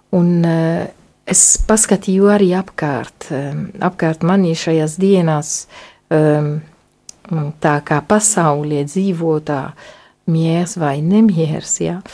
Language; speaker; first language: Latvian; non-native, fluent; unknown